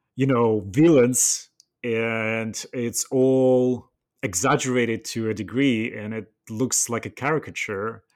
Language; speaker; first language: English; non-native, fluent; Russian